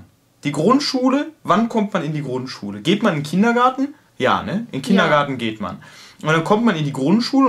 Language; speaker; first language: German; native; German